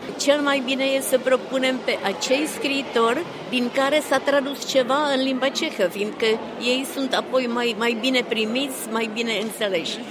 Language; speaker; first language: Romanian; non-native, fluent; Czech